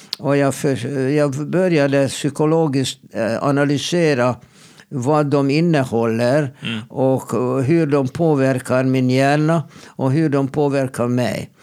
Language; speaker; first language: Swedish; non-native, fluent; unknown